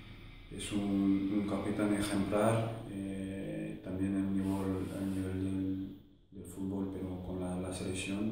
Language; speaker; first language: Spanish; non-native, fluent; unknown